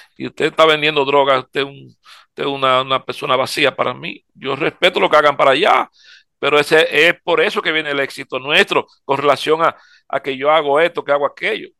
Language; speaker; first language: Spanish; native; Spanish